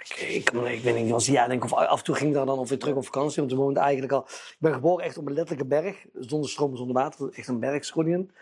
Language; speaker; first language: Dutch; early bilingual, other home language; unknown